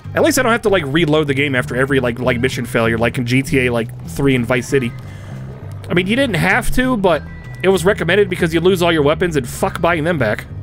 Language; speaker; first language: English; native; English